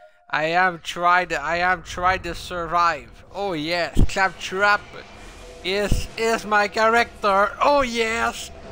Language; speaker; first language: English; non-native, learner; French